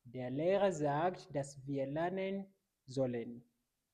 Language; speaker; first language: German; non-native, fluent; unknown